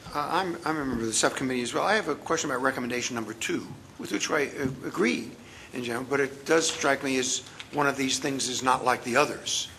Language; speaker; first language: English; native; English